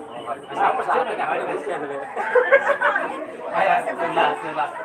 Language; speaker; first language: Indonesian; non-native, local second language; Tetum